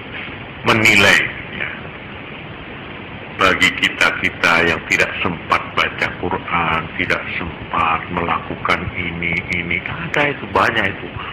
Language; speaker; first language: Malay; non-native, local second language; Javanese